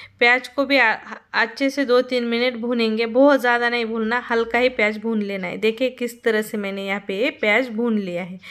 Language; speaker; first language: Hindi; non-native, local second language; Marathi